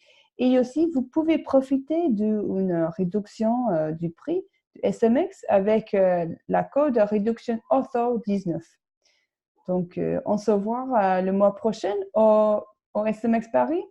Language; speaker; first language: French; non-native, fluent; English